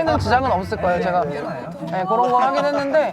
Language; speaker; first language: Korean; native; Korean